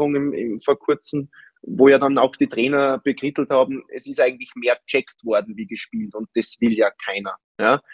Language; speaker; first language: German; native; German